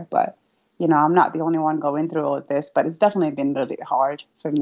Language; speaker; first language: English; non-native, fluent; Rundi